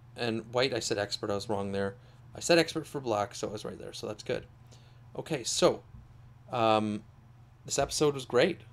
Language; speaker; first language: English; native; English